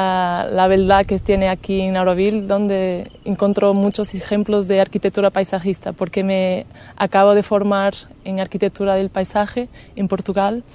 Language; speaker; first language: Spanish; non-native, fluent; Portuguese